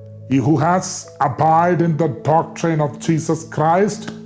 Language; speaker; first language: English; non-native, local second language; Malayalam